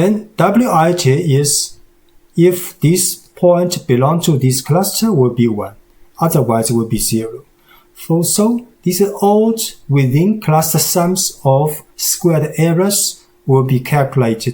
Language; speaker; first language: English; non-native, fluent; Chinese